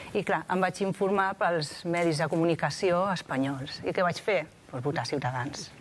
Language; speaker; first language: Catalan; non-native, local second language; Spanish